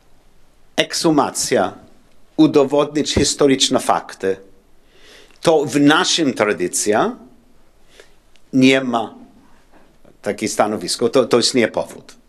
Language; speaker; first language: Polish; non-native, learner; English